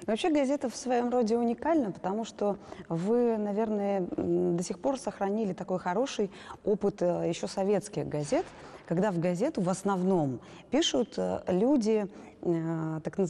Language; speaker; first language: Russian; native; Russian